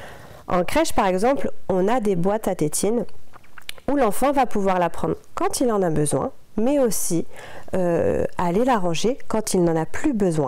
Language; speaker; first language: French; native; French